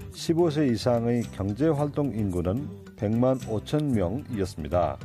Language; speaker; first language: Korean; non-native, fluent; Nepali